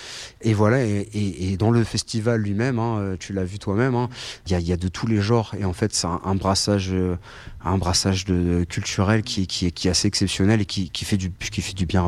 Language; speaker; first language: French; native; French